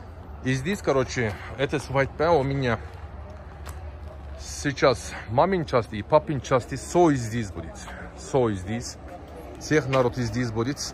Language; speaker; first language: Russian; non-native, learner; Turkish